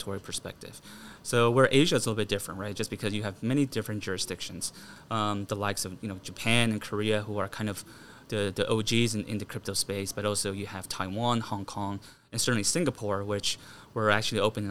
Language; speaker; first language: English; native; English